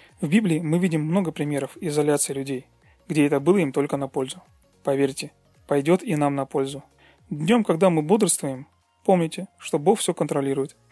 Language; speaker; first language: Russian; native; Russian